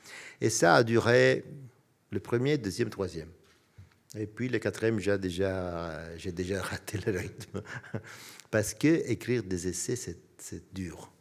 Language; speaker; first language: French; non-native, fluent; Italian